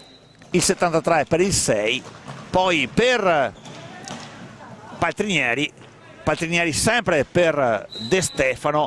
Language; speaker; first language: Italian; native; Italian